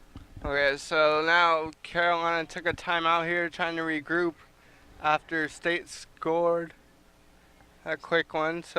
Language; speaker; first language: English; native; English